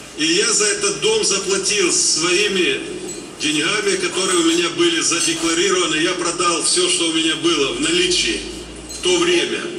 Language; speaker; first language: Russian; native; Russian